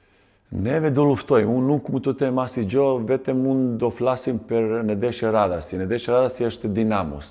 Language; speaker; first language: Albanian; non-native, fluent; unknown